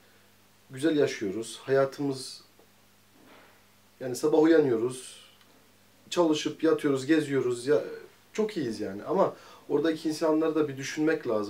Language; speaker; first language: Turkish; early bilingual, heritage; Turkish